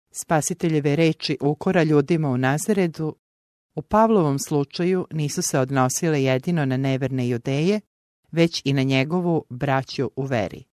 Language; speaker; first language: Serbian; native; Serbian